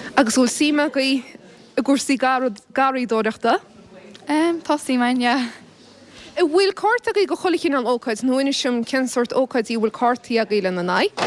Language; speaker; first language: Irish; native; Irish